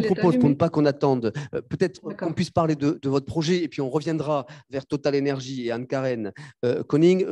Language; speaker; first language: French; native; French